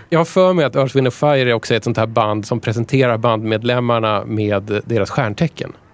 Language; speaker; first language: Swedish; native; Swedish